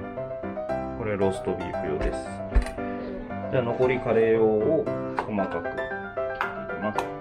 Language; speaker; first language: Japanese; native; Japanese